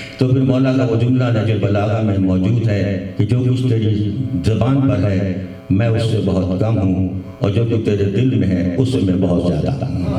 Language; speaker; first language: Urdu; native; Urdu